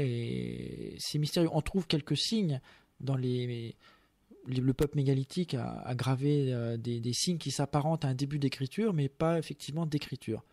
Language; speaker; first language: French; native; French